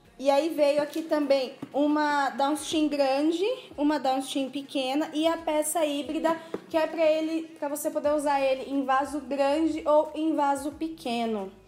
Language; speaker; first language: Portuguese; native; Portuguese